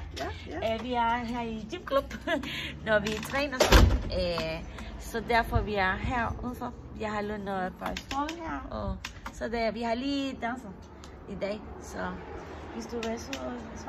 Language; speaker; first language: Danish; non-native, learner; Spanish